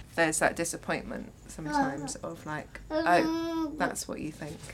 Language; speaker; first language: English; native; English